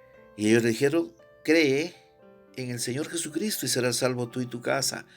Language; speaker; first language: Spanish; native; Spanish